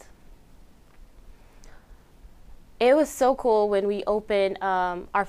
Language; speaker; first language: English; early bilingual, other home language; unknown